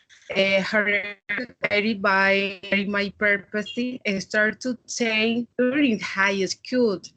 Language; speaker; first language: English; non-native, learner; Spanish